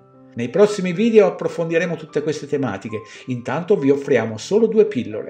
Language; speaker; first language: Italian; native; Italian